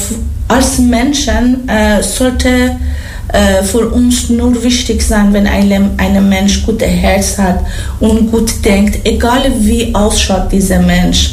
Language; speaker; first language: German; non-native, learner; Persian